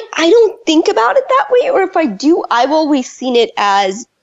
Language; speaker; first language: English; early bilingual, other home language; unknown